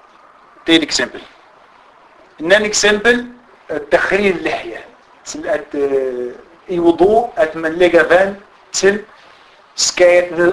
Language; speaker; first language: Danish; non-native, fluent; Arabic